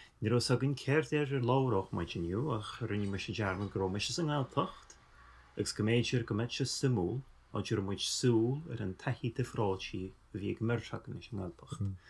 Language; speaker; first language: Irish; non-native, fluent; English